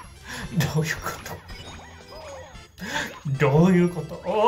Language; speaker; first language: Japanese; non-native, learner; English